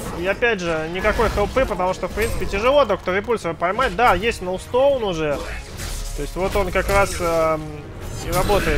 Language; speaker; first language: Russian; native; Russian